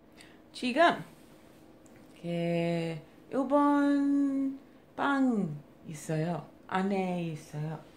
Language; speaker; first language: Korean; non-native, learner; English